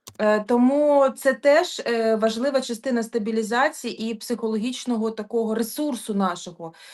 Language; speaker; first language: Ukrainian; native; Ukrainian